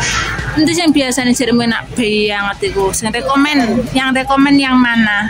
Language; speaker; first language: Indonesian; non-native, local second language; Javanese